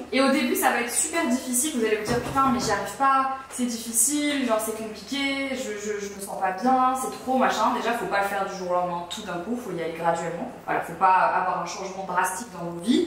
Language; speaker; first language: French; native; French